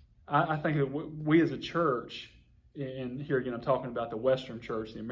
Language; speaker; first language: English; native; English